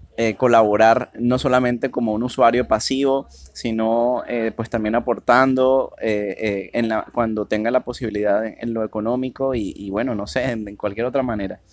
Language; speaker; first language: Spanish; native; Spanish